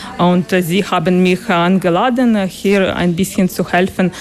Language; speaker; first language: German; non-native, learner; Russian